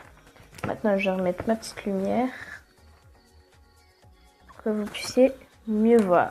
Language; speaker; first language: French; native; French